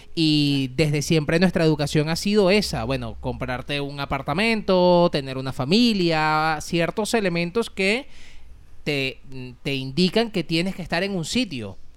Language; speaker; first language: Spanish; native; Spanish